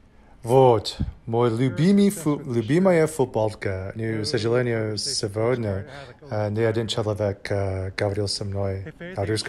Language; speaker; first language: Russian; non-native, learner; English